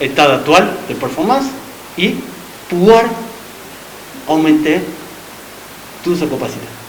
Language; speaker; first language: French; non-native, learner; Spanish